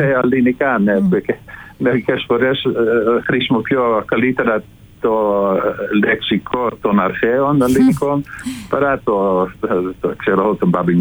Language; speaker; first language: Greek; non-native, fluent; Dutch